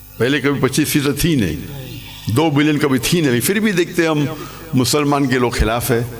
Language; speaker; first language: Urdu; non-native, local second language; English